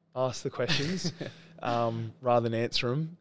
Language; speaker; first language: English; native; English